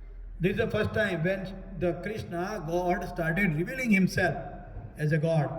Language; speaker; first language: English; non-native, local second language; Hindi